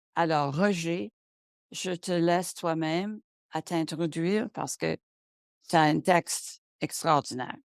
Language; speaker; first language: French; non-native, local second language; English